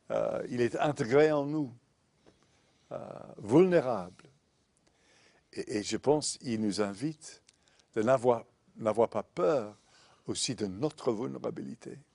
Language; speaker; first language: French; non-native, fluent; English